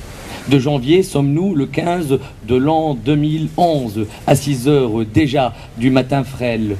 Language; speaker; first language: French; non-native, local second language; Arabic